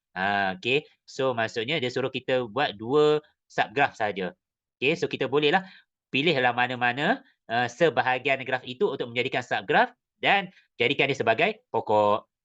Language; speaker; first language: Malay; native; Malay